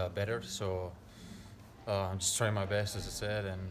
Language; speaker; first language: English; non-native, fluent; Spanish